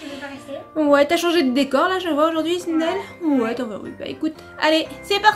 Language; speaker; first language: French; native; French